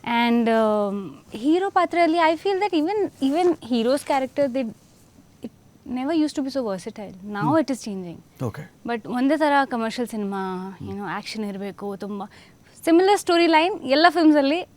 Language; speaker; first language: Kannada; non-native, fluent; Hindi